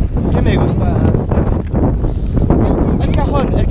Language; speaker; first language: Spanish; non-native, fluent; French